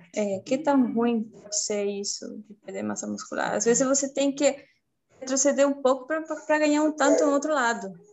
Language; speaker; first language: Portuguese; non-native, fluent; Spanish